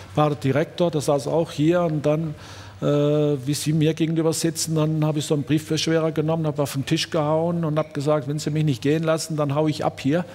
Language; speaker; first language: German; non-native, local second language; Swiss German